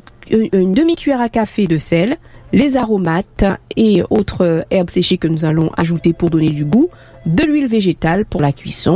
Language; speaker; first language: French; native; French